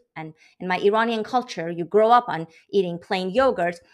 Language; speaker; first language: English; non-native, fluent; Persian